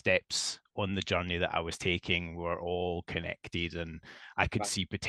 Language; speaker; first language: English; native; English